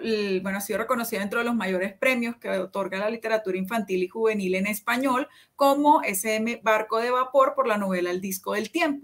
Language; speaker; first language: Spanish; native; Spanish